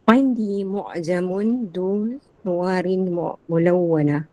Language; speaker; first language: Arabic; non-native, learner; Filipino